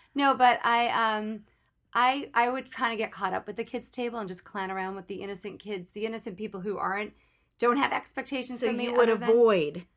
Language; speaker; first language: English; native; English